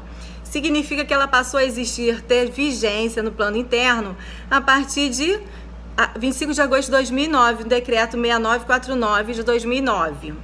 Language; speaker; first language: Portuguese; native; Portuguese